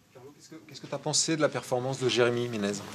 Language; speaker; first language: French; native; French